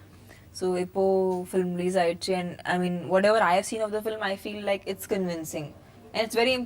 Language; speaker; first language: Tamil; non-native, fluent; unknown